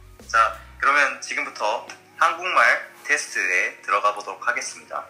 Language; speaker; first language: Korean; native; Korean